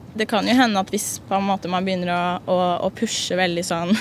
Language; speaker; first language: Norwegian; native; Norwegian